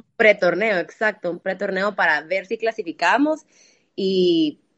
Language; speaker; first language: Spanish; native; Spanish